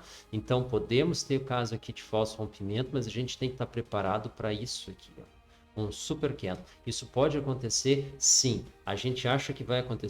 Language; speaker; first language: Portuguese; native; Portuguese